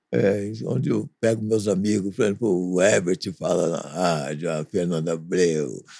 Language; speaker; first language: Portuguese; native; Portuguese